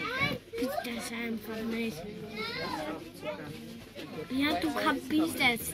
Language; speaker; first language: German; native; German